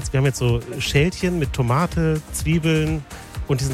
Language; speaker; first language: German; native; German